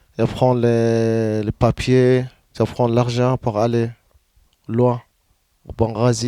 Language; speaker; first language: French; non-native, learner; Arabic